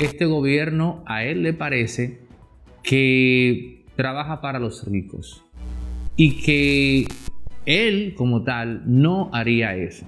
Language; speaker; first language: Spanish; native; Spanish